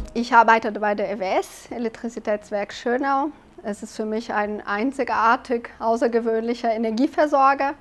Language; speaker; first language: German; non-native, fluent; Portuguese